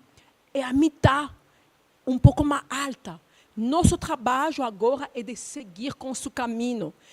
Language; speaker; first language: Portuguese; non-native, learner; Luba-Lulua